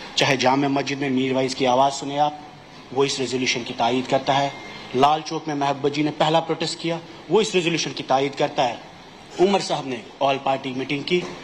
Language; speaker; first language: Hindi; non-native, local second language; Kashmiri